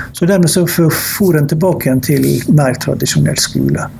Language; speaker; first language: Norwegian; native; Norwegian